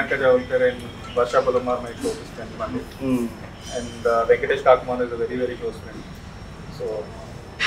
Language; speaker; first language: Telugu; native; Telugu